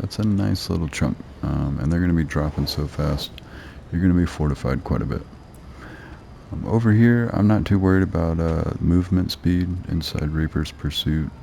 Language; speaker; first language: English; native; English